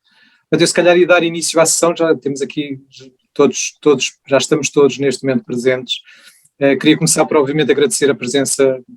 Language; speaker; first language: Portuguese; native; Portuguese